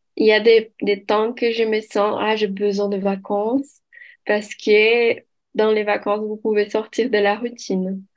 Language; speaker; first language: French; non-native, fluent; Portuguese